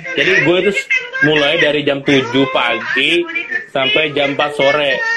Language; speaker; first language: Indonesian; non-native, local second language; Sundanese